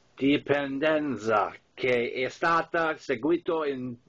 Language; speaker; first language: Italian; non-native, learner; English